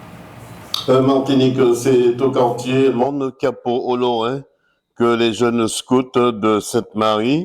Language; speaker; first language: French; native; French